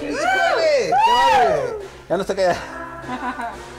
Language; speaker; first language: Spanish; native; Spanish